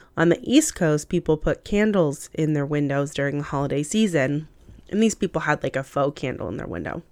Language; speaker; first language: English; early bilingual, other home language; Hindi